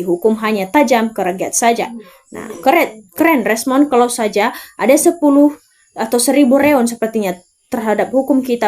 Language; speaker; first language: Indonesian; native; Indonesian